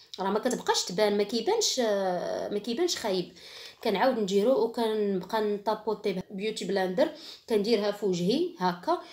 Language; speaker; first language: Arabic; native; Arabic